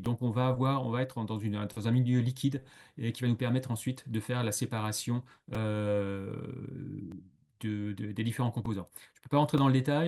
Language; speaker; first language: French; native; French